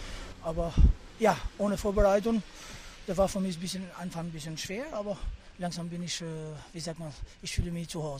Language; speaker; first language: German; non-native, fluent; Albanian